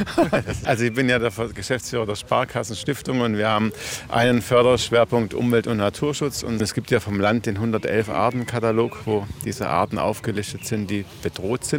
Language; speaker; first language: German; native; German